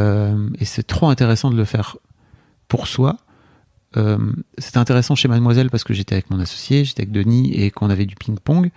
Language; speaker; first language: French; native; French